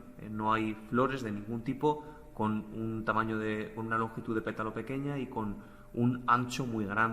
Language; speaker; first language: Spanish; native; Spanish